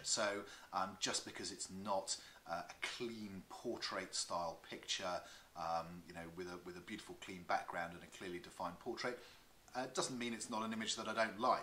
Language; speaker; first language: English; native; English